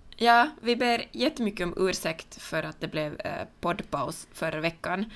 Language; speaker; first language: Swedish; native; Swedish